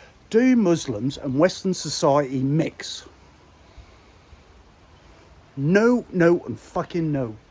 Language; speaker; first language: English; native; English